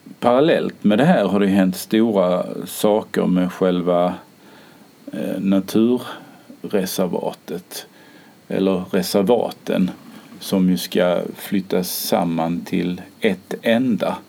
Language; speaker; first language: Swedish; native; Swedish